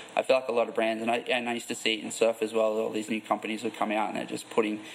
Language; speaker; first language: English; native; English